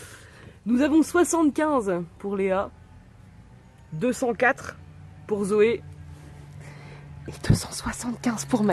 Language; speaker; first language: French; native; French